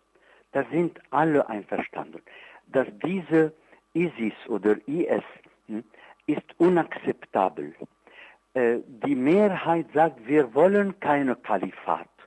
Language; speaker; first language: German; non-native, fluent; Arabic